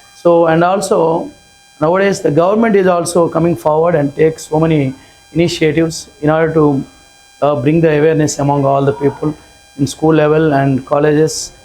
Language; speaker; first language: English; non-native, local second language; Telugu